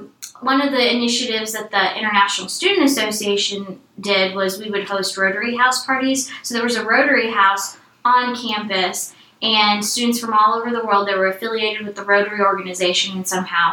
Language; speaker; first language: English; native; English